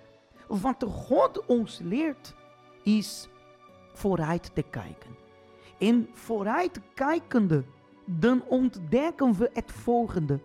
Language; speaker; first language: Dutch; non-native, fluent; Portuguese